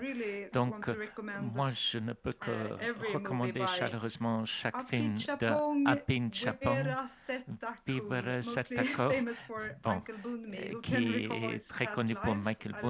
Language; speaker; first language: French; non-native, fluent; Swedish